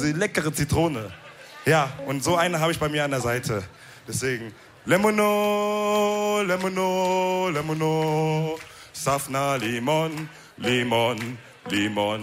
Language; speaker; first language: German; early bilingual, other home language; Wolof